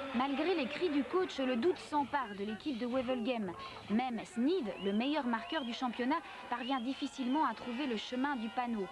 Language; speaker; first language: French; native; French